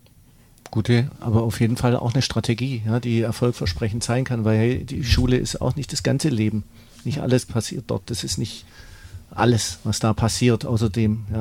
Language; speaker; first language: German; native; German